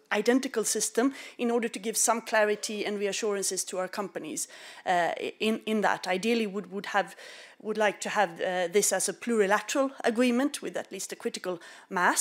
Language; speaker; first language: English; non-native, fluent; Swedish